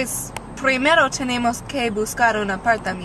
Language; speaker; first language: Spanish; non-native, learner; English